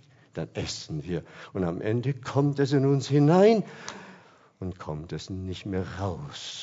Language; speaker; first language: German; non-native, fluent; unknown